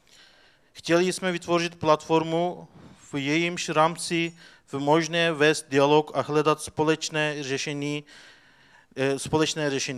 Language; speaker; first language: Czech; non-native, fluent; Turkish